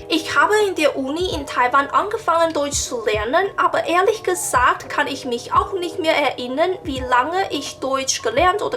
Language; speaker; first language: German; non-native, learner; Chinese